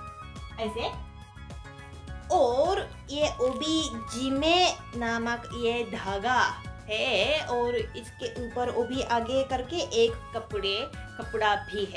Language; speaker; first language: Hindi; non-native, fluent; Japanese